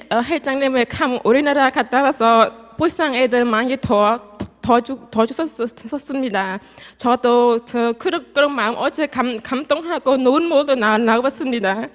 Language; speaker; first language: Korean; non-native, learner; Khmer